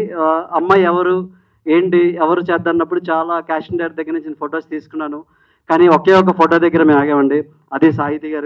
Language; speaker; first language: Telugu; native; Telugu